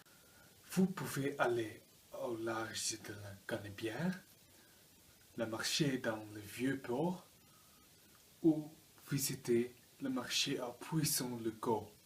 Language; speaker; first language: French; non-native, learner; Dutch